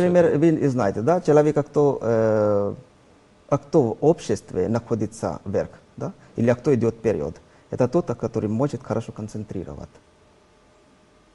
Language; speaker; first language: Russian; non-native, learner; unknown